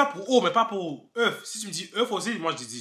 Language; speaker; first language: French; native; French